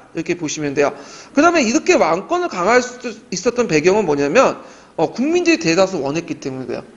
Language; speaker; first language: Korean; native; Korean